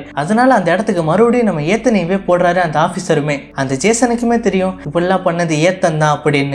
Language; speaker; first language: Tamil; native; Tamil